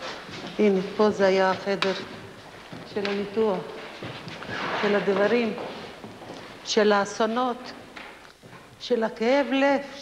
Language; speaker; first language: Hebrew; non-native, fluent; Ladino